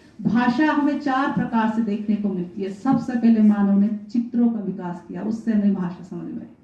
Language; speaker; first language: Hindi; non-native, local second language; Rajasthani